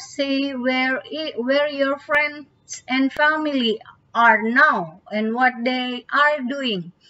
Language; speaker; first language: English; non-native, fluent; Indonesian